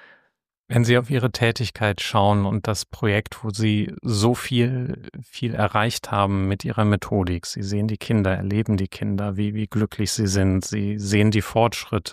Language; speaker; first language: German; native; German